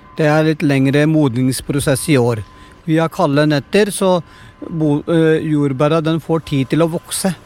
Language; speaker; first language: Norwegian; non-native, fluent; Punjabi